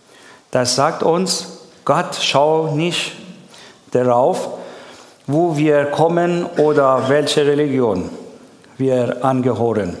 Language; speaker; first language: German; non-native, learner; Persian